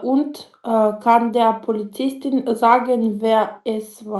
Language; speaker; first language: German; non-native, learner; Macedonian